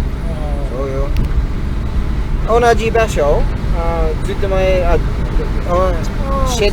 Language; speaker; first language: Japanese; non-native, learner; English